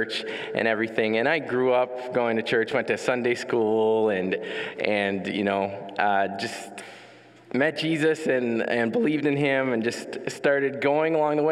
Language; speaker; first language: English; native; English